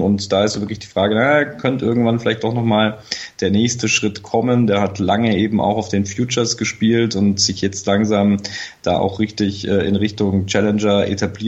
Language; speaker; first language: German; native; German